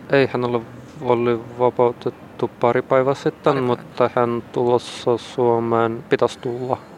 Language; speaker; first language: Finnish; non-native, learner; Russian